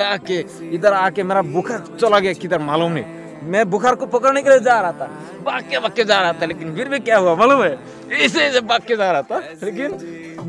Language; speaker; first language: Hindi; non-native, local second language; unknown